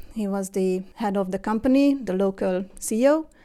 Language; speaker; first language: English; non-native, fluent; Hungarian